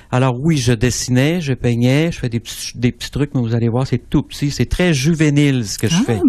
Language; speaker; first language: French; native; French